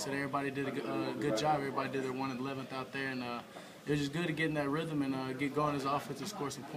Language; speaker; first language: English; native; English